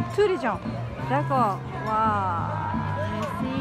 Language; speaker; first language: French; non-native, learner; Japanese